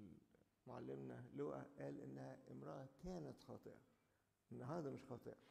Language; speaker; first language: Arabic; native; Arabic